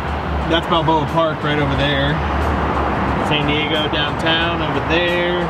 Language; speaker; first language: English; native; English